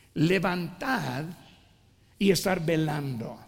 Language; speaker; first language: Spanish; non-native, fluent; English